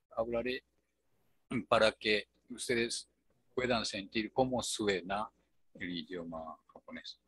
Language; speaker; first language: Spanish; non-native, fluent; Japanese